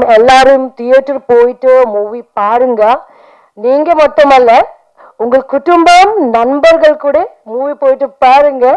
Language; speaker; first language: Tamil; non-native, fluent; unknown